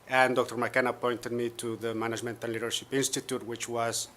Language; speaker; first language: English; non-native, fluent; Spanish